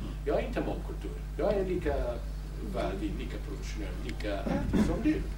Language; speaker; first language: Swedish; non-native, fluent; Kurdish